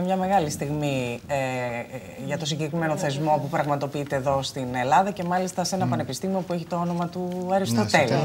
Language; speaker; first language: Greek; native; Greek